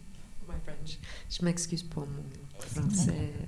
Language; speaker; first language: French; non-native, local second language; English